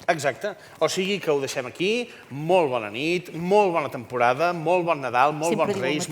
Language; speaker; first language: Catalan; native; Catalan